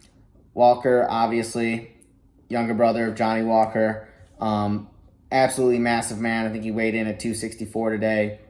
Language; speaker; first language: English; native; English